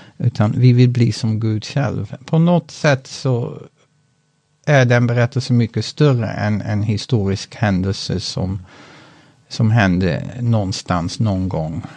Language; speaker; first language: Swedish; non-native, fluent; Dutch